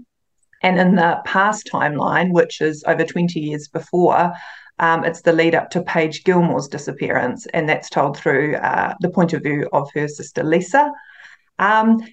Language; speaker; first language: English; native; English